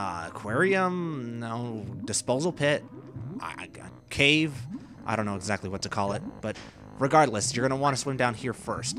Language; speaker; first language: English; native; English